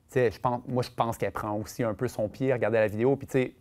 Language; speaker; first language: French; native; French